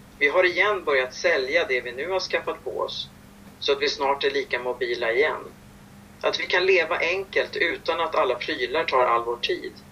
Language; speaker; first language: Swedish; native; Swedish